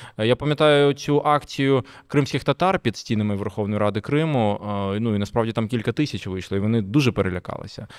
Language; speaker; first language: Ukrainian; non-native, local second language; Russian